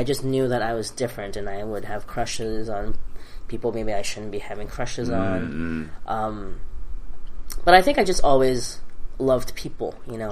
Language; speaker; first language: English; early bilingual, other home language; Cantonese